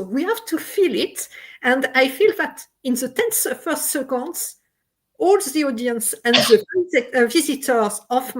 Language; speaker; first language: English; non-native, fluent; French